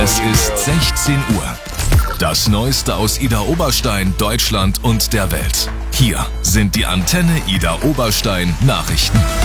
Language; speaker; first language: German; native; German